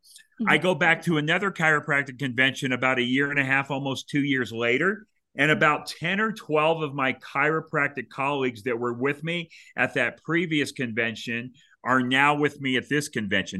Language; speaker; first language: English; native; English